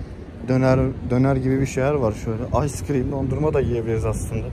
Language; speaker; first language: Turkish; native; Turkish